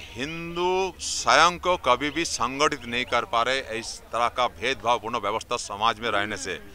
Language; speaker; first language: Hindi; non-native, local second language; Bangla